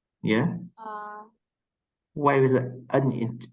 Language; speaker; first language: English; non-native, learner; Vietnamese